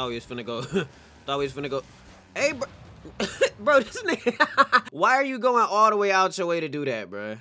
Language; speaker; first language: English; native; English